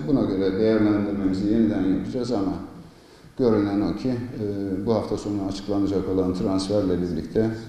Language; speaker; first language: Turkish; native; Turkish